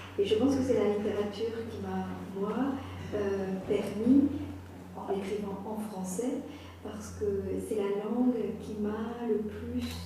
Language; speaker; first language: French; non-native, local second language; Morisyen